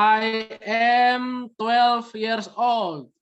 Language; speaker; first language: English; non-native, learner; Indonesian